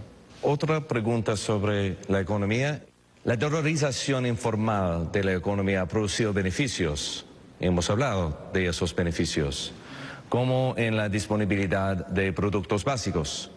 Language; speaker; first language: Spanish; non-native, fluent; English